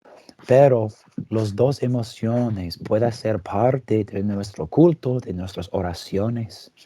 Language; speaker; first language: Spanish; non-native, fluent; English